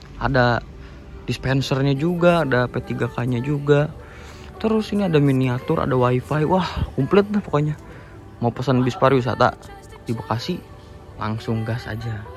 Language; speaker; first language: Indonesian; native; Indonesian